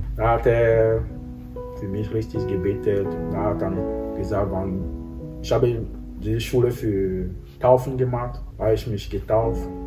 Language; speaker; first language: German; non-native, fluent; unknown